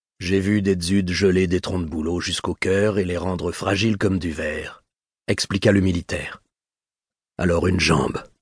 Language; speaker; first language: French; native; French